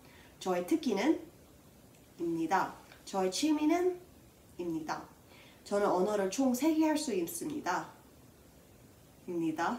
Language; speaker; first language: Korean; early bilingual, heritage; Korean